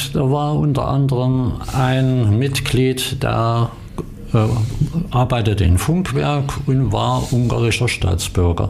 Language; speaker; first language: German; native; German